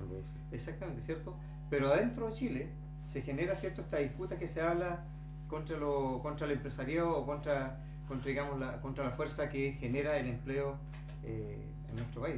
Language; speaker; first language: Spanish; native; Spanish